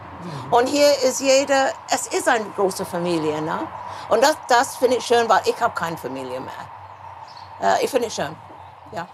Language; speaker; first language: German; non-native, fluent; English